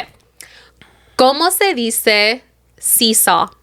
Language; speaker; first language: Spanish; early bilingual, heritage; Spanish